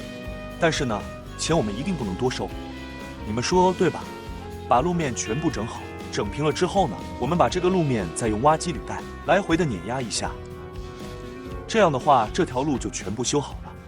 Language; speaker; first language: Chinese; native; Chinese